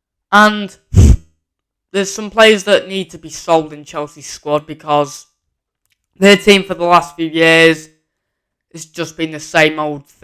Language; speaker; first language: English; native; English